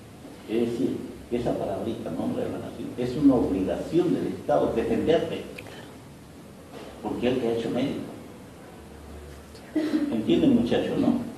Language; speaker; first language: Spanish; native; Spanish